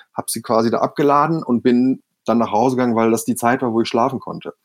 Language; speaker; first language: German; native; German